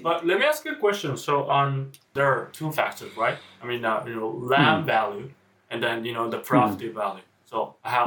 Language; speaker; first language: English; non-native, fluent; Japanese